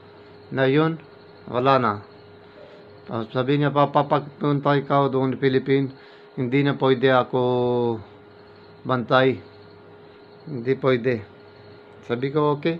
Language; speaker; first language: Filipino; non-native, learner; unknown